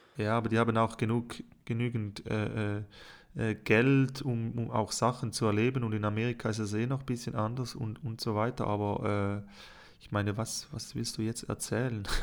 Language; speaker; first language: German; native; German